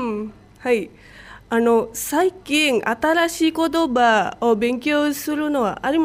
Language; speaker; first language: Japanese; non-native, fluent; Indonesian